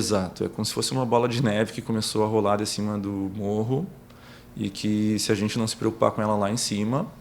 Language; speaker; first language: Portuguese; native; Portuguese